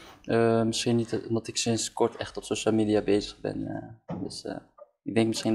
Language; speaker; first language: Dutch; early bilingual, other home language; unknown